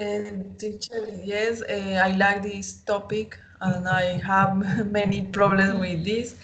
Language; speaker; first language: English; non-native, learner; Spanish